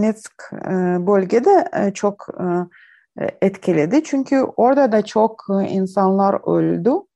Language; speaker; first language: Turkish; non-native, learner; Ukrainian